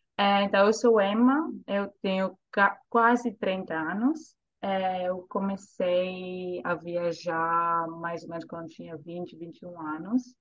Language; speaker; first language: Portuguese; non-native, fluent; Greek